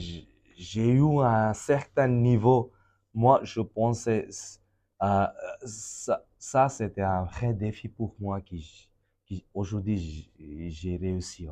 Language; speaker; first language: French; non-native, fluent; Bangla